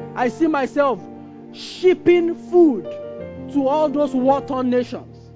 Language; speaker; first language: English; non-native, local second language; Yoruba